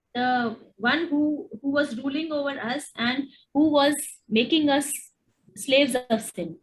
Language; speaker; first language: English; non-native, local second language; Hindi